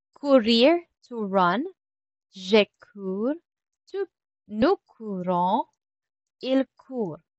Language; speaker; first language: French; non-native, fluent; Filipino